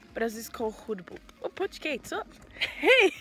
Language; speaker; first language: Czech; non-native, learner; Portuguese